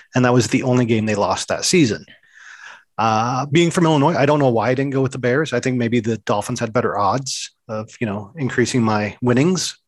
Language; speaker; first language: English; native; English